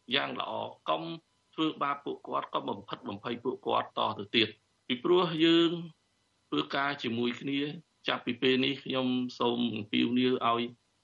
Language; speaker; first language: Khmer; native; Khmer